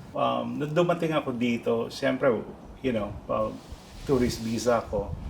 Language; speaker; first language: Filipino; native; Filipino